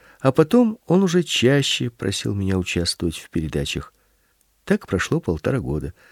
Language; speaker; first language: Russian; early bilingual, other home language; Swedish